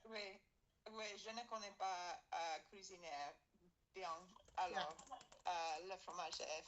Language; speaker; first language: French; non-native, learner; English